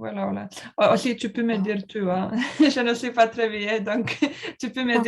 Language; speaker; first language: French; non-native, learner; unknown